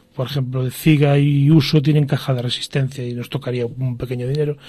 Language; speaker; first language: Spanish; non-native, local second language; Galician